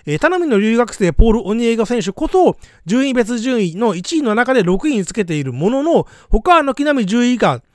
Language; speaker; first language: Japanese; native; Japanese